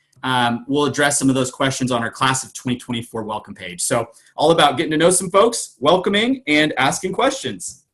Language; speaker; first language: English; native; English